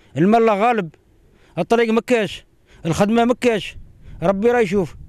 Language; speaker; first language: Arabic; native; Arabic